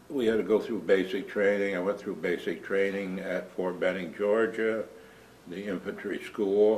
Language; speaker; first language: English; native; English